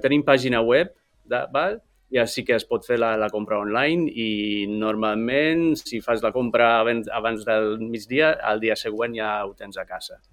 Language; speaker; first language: Catalan; non-native, fluent; English